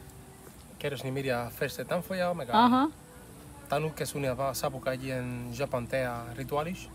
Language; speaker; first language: Hungarian; non-native, learner; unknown